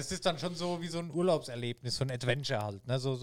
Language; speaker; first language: German; native; German